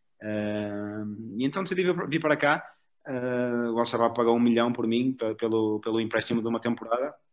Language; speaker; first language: Portuguese; native; Portuguese